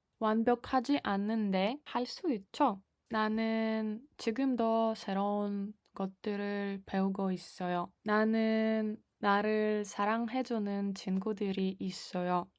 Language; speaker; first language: Korean; non-native, fluent; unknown